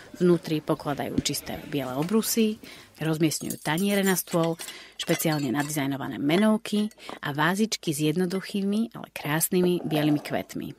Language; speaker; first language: Slovak; native; Slovak